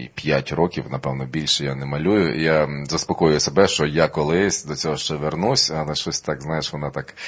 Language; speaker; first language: Ukrainian; native; Ukrainian